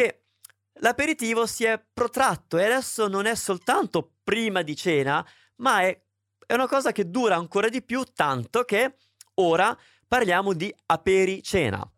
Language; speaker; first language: Italian; native; Italian